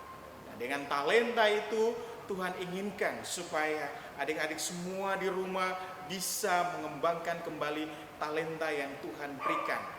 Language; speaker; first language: Indonesian; native; Indonesian